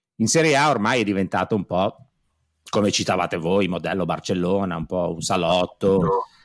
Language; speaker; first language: Italian; native; Italian